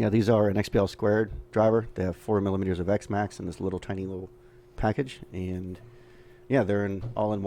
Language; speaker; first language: English; native; English